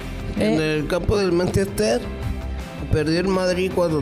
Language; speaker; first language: Catalan; non-native, local second language; Spanish